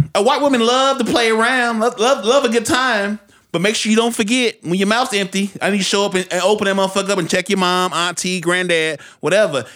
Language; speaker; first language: English; native; English